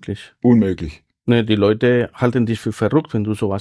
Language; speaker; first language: German; non-native, fluent; Spanish